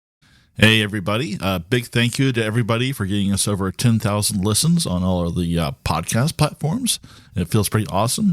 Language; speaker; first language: English; native; English